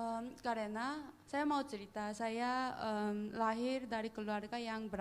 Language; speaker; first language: Indonesian; non-native, fluent; Korean